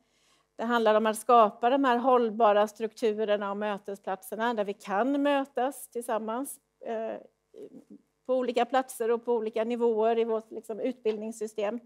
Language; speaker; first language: Swedish; native; Swedish